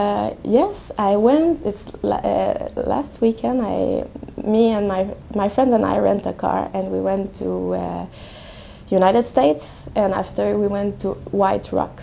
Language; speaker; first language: English; non-native, learner; French